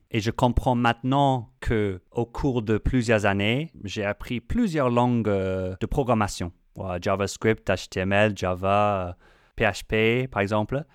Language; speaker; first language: French; non-native, fluent; English